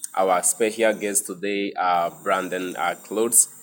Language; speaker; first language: English; non-native, local second language; Akan